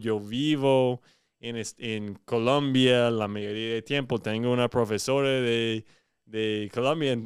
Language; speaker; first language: Spanish; non-native, fluent; English